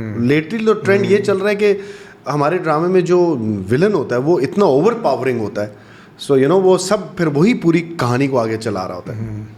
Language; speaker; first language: Urdu; non-native, local second language; Pashto